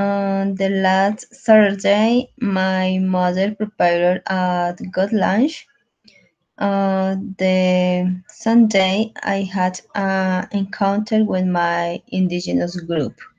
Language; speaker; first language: English; non-native, learner; Spanish